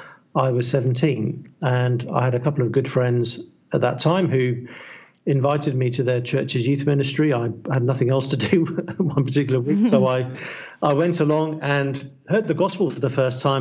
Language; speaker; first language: English; native; English